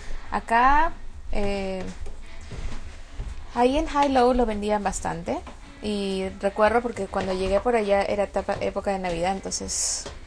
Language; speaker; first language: Spanish; native; Spanish